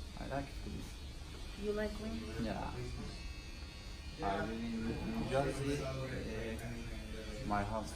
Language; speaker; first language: English; non-native, learner; Turkish